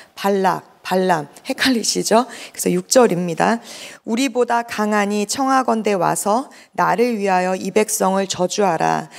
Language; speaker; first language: Korean; native; Korean